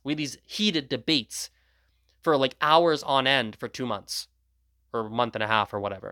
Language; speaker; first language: English; early bilingual, other home language; Gujarati